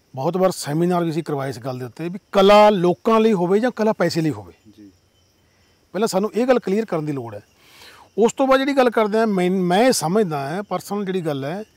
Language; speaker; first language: Punjabi; native; Punjabi